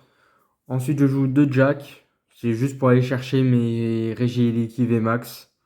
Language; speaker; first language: French; native; French